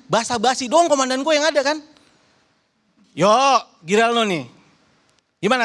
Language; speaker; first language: Indonesian; native; Indonesian